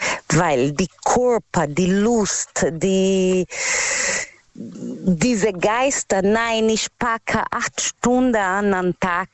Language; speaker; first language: German; non-native, learner; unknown